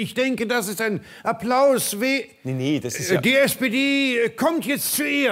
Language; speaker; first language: German; native; German